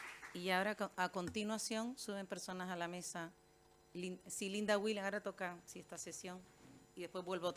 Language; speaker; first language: Spanish; native; Spanish